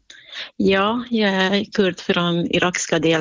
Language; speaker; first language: Swedish; non-native, fluent; Central Kurdish